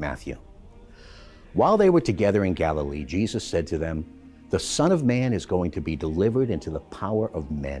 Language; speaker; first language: English; native; English